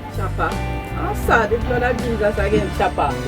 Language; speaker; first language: English; native; English